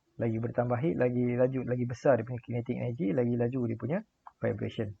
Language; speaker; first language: Malay; native; Malay